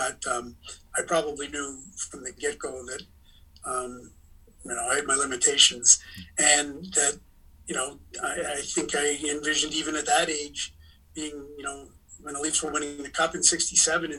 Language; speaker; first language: English; native; English